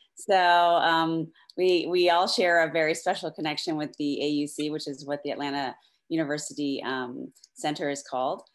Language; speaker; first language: English; native; English